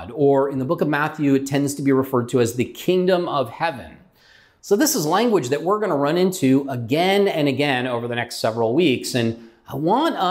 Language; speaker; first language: English; native; English